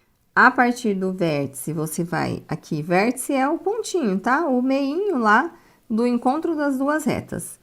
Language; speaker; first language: Portuguese; native; Portuguese